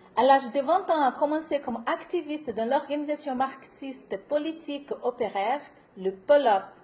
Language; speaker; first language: French; non-native, fluent; Portuguese